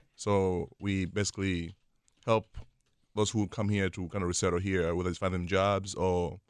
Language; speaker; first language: English; non-native, local second language; Swahili